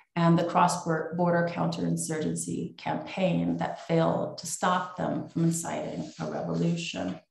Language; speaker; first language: English; native; English